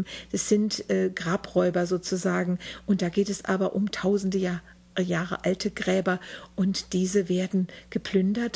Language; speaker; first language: German; native; German